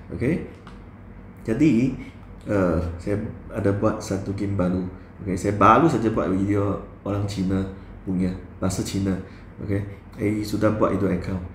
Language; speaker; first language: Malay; non-native, local second language; Chinese